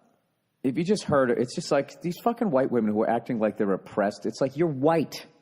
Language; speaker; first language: English; native; English